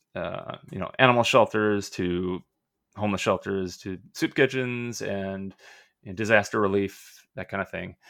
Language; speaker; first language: English; native; English